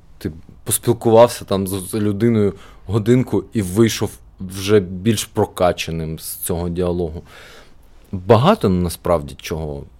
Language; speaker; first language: Ukrainian; non-native, local second language; Russian